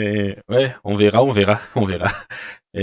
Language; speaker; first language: French; non-native, local second language; Malagasy